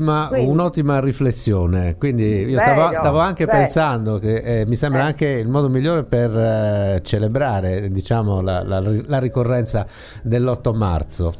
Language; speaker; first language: Italian; native; Italian